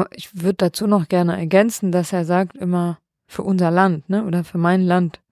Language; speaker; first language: German; early bilingual, other home language; Kurdish